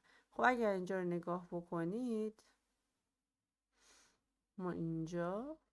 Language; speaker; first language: Persian; native; Persian